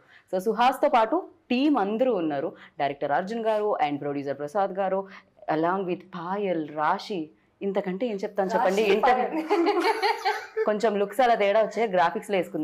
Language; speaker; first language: Telugu; native; Telugu